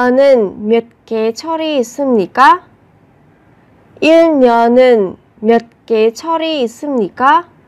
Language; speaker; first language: Korean; non-native, fluent; Vietnamese